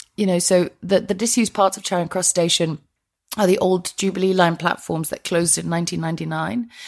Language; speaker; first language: English; non-native, fluent; Icelandic